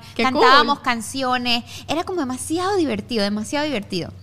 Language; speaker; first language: Spanish; native; Spanish